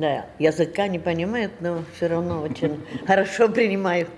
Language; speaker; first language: Russian; non-native, learner; Estonian